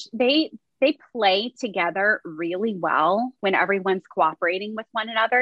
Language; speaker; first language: English; native; English